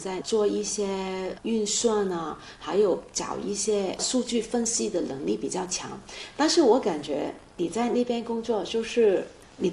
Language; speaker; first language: Chinese; non-native, fluent; Cantonese